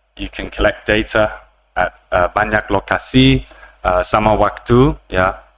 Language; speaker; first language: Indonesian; non-native, learner; English